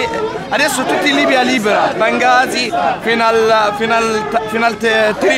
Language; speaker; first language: Italian; non-native, learner; Arabic